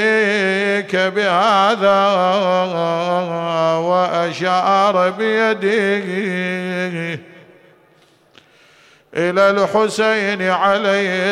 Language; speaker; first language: Arabic; native; Arabic